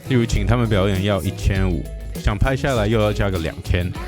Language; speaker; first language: Chinese; native; Chinese